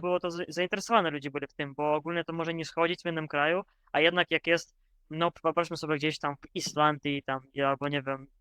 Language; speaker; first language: Polish; non-native, fluent; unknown